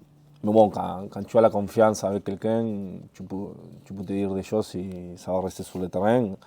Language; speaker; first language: French; non-native, fluent; Spanish